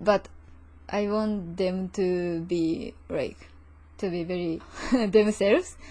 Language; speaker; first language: English; non-native, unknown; Japanese